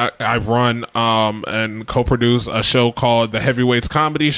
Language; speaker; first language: English; native; English